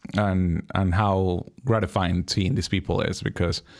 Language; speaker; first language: English; non-native, fluent; Spanish